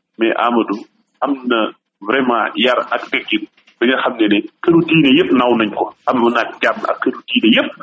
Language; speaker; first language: Wolof; non-native, local second language; Fula